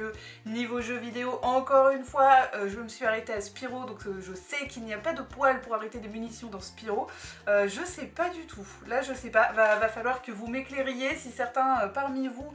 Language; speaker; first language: French; native; French